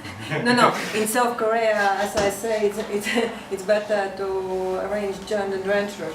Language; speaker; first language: English; non-native, learner; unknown